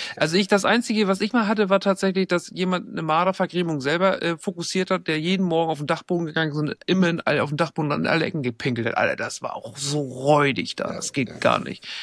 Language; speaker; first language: German; native; German